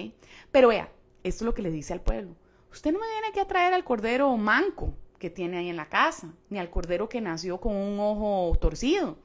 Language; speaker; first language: Spanish; native; Spanish